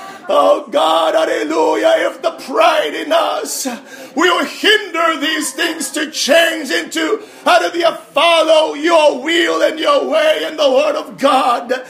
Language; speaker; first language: English; non-native, fluent; Japanese